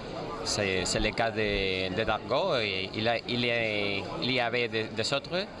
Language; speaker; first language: French; non-native, fluent; Spanish